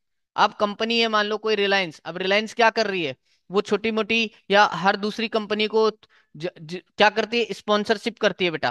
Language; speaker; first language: Hindi; native; Hindi